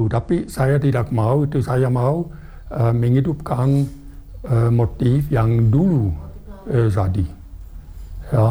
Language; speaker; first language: Indonesian; non-native, fluent; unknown